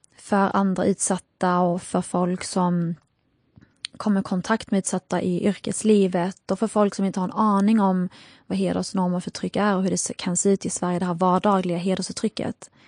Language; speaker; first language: Swedish; early bilingual, other home language; Arabic